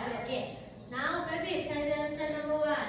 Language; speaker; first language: English; non-native, learner; Indonesian